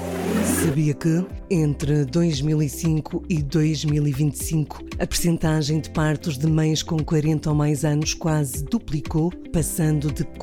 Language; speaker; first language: Portuguese; native; Portuguese